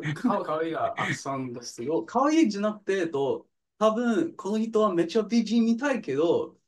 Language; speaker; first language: Japanese; non-native, fluent; English